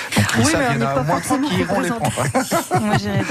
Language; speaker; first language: French; native; French